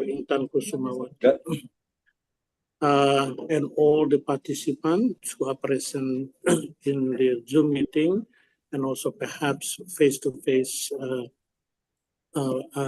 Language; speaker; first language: English; non-native, fluent; Indonesian